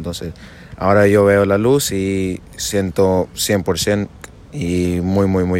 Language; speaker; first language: Spanish; non-native, fluent; English